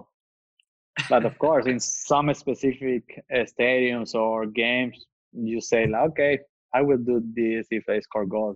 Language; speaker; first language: English; non-native, fluent; Spanish